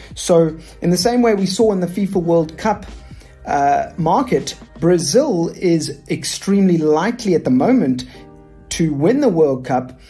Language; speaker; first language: English; native; English